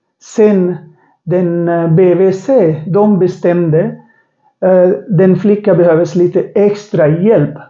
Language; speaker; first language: Swedish; non-native, learner; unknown